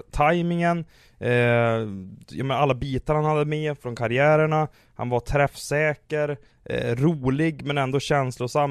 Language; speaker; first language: Swedish; native; Swedish